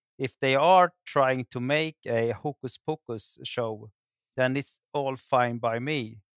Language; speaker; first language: English; non-native, fluent; Swedish